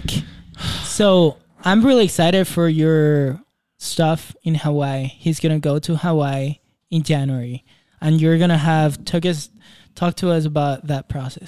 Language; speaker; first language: English; non-native, fluent; Spanish